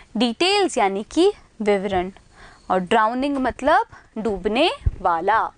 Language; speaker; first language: Hindi; native; Hindi